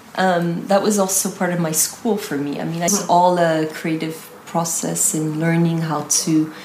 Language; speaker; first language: English; native; English